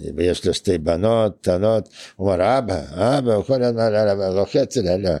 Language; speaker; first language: Hebrew; non-native, fluent; Russian